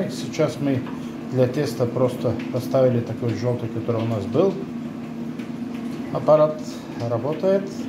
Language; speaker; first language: Russian; non-native, learner; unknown